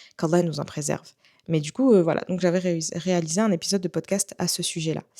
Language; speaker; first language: French; native; French